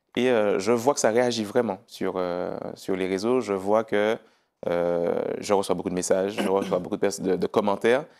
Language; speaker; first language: French; native; French